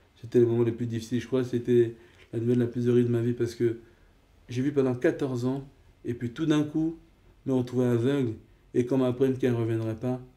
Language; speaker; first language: French; early bilingual, other home language; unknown